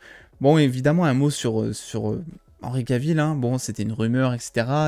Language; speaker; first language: French; native; French